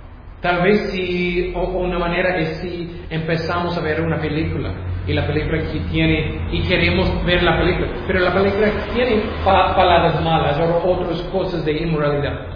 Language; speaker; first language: Spanish; non-native, fluent; English